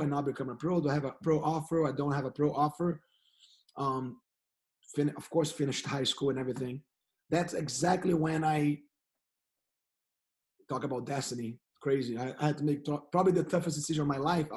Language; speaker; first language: English; non-native, fluent; Portuguese